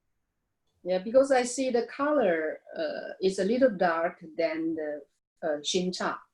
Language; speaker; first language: English; non-native, learner; Chinese